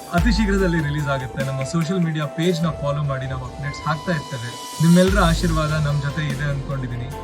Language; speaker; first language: Kannada; native; Kannada